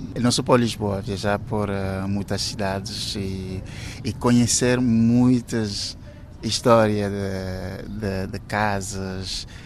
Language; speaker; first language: Portuguese; non-native, fluent; Ewe